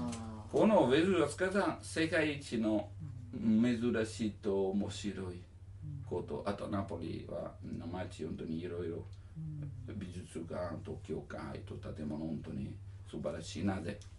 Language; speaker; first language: Japanese; non-native, learner; Italian